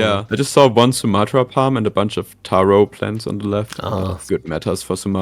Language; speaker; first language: English; non-native, fluent; German